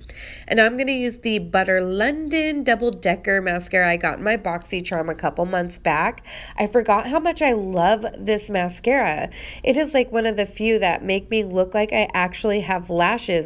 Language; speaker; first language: English; native; English